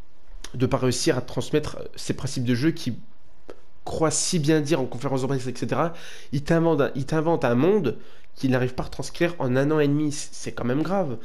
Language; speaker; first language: French; native; French